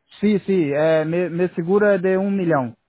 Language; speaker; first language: Spanish; non-native, learner; Portuguese